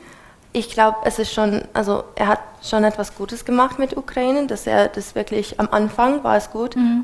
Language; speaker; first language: German; non-native, fluent; English